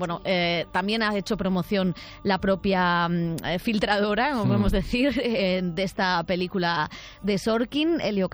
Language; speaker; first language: Spanish; native; Spanish